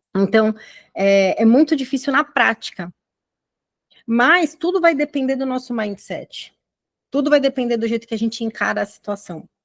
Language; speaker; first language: Portuguese; native; Portuguese